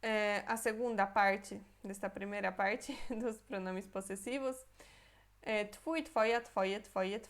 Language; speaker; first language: Portuguese; non-native, fluent; Polish